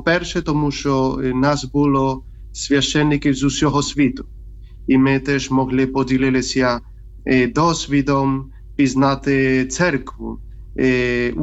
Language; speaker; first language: Ukrainian; non-native, fluent; Spanish